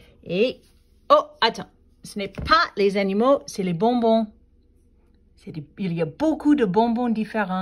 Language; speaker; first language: French; non-native, fluent; English